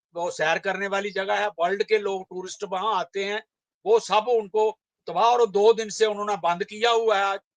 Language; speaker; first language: Hindi; non-native, local second language; Dogri